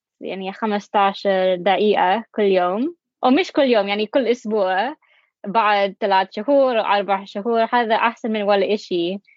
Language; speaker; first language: Arabic; non-native, learner; English